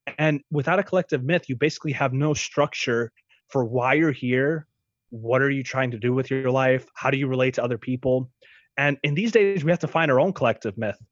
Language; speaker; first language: English; early bilingual, other home language; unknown